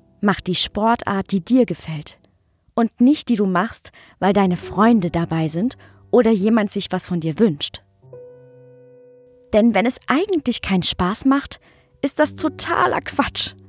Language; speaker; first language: German; native; German